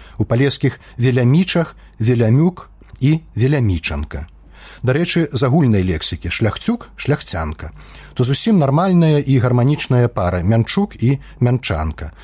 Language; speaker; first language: Belarusian; native; Belarusian